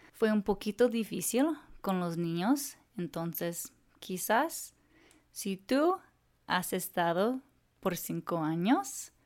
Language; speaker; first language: Spanish; non-native, learner; English